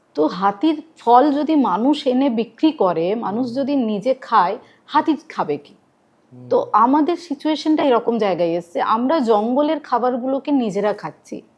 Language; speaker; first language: Bangla; non-native, local second language; Santali